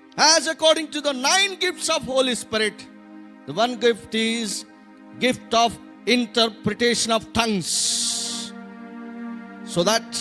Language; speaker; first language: English; non-native, local second language; Telugu